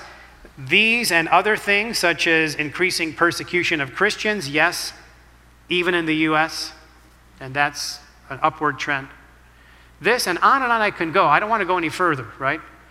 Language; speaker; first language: English; native; English